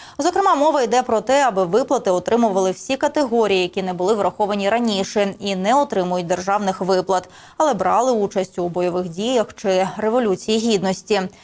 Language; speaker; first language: Ukrainian; native; Ukrainian